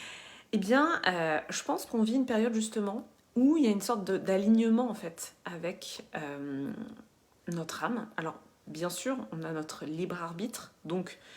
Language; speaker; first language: French; native; French